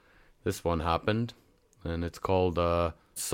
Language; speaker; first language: English; native; English